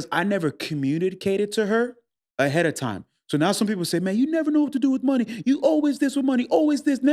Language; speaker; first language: English; native; English